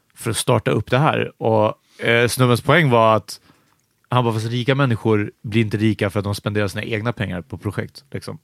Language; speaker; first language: Swedish; early bilingual, other home language; Hungarian